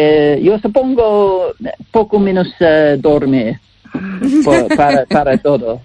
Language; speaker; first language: Spanish; non-native, learner; English